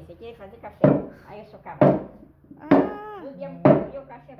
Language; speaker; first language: Portuguese; native; Portuguese